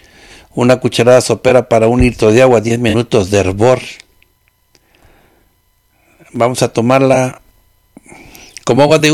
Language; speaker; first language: Spanish; native; Spanish